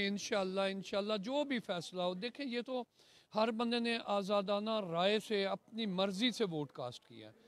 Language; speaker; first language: Hindi; non-native, local second language; Punjabi